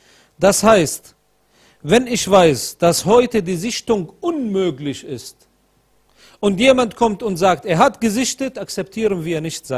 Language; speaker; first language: German; non-native, fluent; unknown